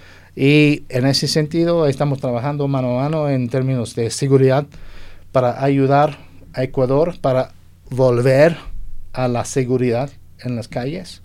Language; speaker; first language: Spanish; non-native, fluent; English